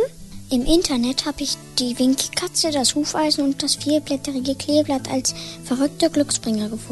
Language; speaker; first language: German; native; German